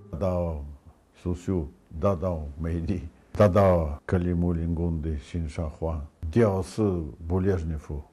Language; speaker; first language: Chinese; non-native, fluent; Russian